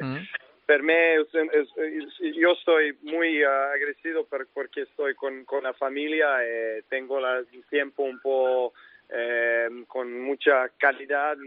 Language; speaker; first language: Spanish; non-native, learner; Serbian